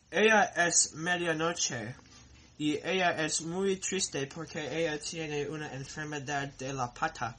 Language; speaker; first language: Spanish; non-native, learner; English